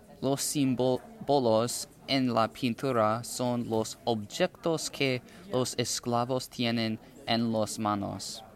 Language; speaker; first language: Spanish; non-native, learner; English